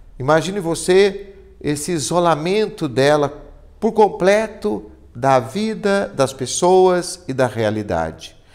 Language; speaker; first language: Portuguese; native; Portuguese